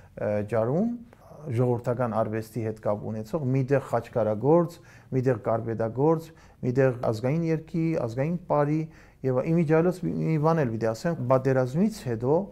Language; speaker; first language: Armenian; early bilingual, heritage; Armenian